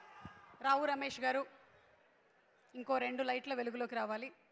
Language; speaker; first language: Telugu; native; Telugu